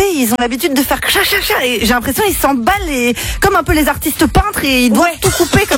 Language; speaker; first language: French; native; French